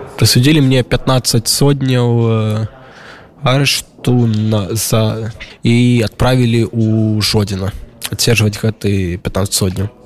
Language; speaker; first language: Belarusian; native; Belarusian